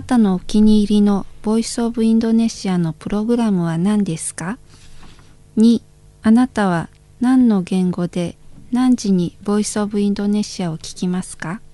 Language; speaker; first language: Japanese; non-native, fluent; Indonesian